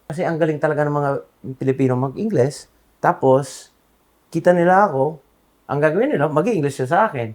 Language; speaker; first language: Filipino; non-native, fluent; English